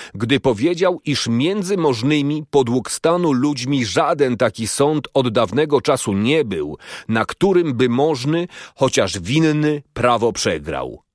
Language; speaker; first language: Polish; native; Polish